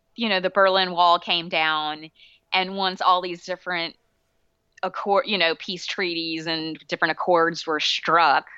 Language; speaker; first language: English; native; English